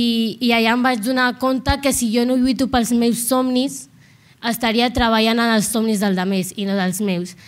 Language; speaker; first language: Catalan; non-native, local second language; Arabic